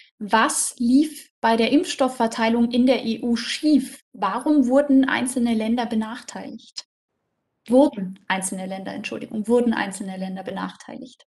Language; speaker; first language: German; native; German